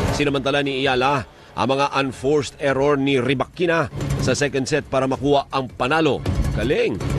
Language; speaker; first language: Filipino; native; Filipino